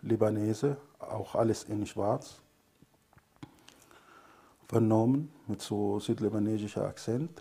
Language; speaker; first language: German; non-native, fluent; Arabic